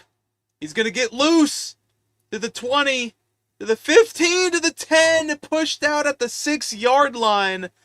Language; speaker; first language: English; native; English